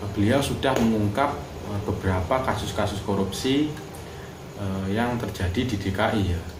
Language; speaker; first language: Indonesian; non-native, local second language; Javanese